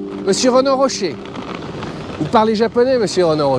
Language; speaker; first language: French; native; French